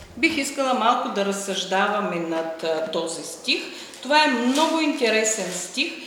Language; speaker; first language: Bulgarian; non-native, fluent; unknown